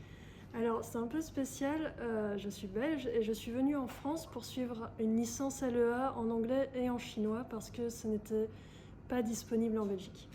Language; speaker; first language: French; native; French